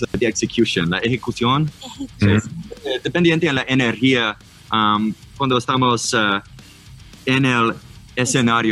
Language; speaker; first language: Spanish; non-native, learner; English